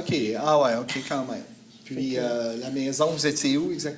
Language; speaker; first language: French; native; French